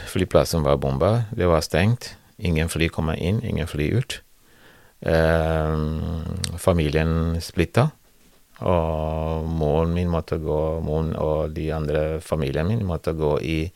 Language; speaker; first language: Norwegian; non-native, fluent; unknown